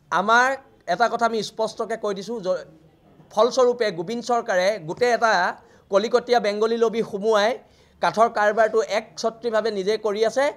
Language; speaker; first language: Assamese; native; Assamese